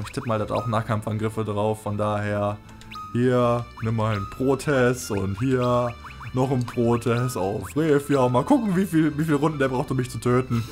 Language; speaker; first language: German; native; German